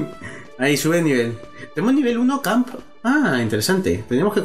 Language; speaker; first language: Spanish; native; Spanish